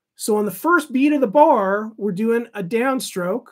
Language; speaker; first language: English; native; English